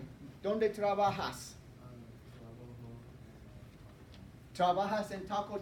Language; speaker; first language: Spanish; non-native, fluent; English